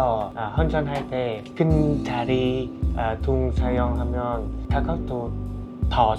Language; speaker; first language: Korean; non-native, learner; Vietnamese